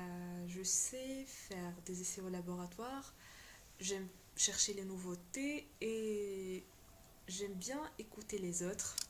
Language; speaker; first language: French; non-native, local second language; Arabic